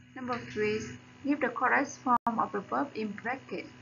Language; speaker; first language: English; non-native, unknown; Vietnamese